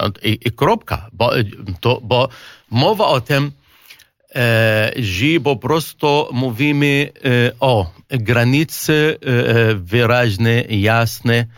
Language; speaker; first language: Polish; non-native, fluent; Arabic